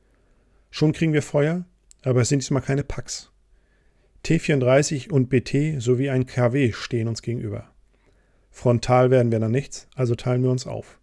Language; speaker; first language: German; native; German